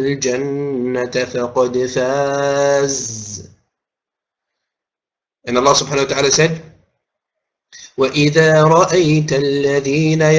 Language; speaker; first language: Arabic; non-native, fluent; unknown